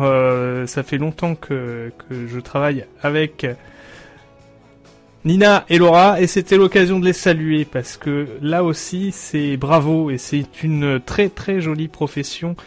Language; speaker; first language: French; native; French